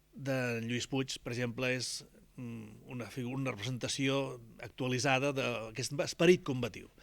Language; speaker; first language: Catalan; native; Catalan